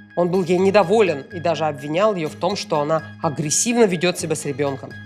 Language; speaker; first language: Russian; native; Russian